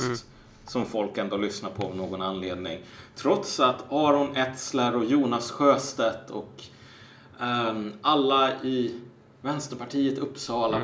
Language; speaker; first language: Swedish; native; Swedish